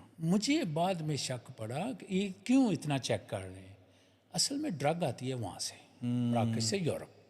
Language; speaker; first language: Urdu; non-native, local second language; Punjabi